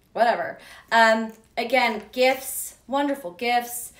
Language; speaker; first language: English; native; English